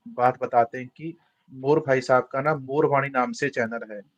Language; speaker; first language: Hindi; non-native, local second language; Punjabi